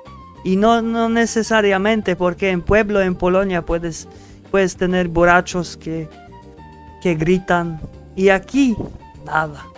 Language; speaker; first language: Spanish; non-native, learner; Polish